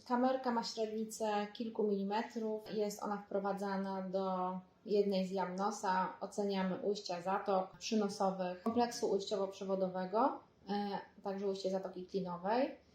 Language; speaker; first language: Polish; native; Polish